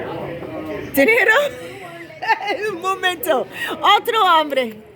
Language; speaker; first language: Spanish; non-native, learner; English